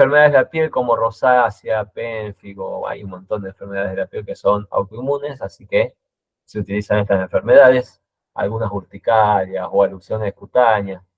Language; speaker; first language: Spanish; native; Spanish